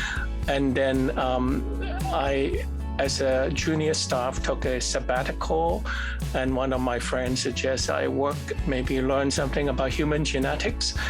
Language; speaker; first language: English; non-native, fluent; Cantonese